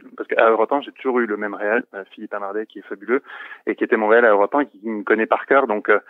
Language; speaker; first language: French; native; French